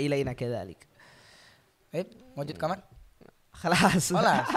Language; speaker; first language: Arabic; non-native, learner; Indonesian